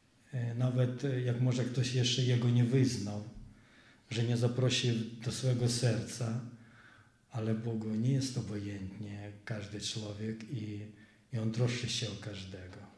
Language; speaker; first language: Polish; non-native, fluent; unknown